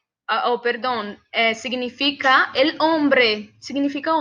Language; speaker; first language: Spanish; non-native, fluent; Portuguese